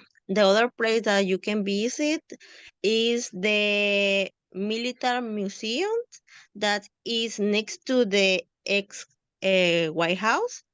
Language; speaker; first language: English; non-native, learner; Spanish